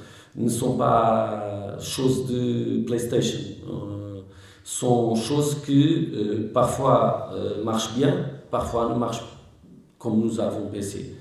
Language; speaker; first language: French; non-native, learner; Portuguese